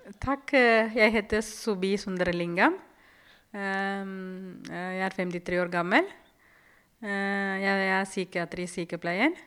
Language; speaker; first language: Norwegian; non-native, fluent; Tamil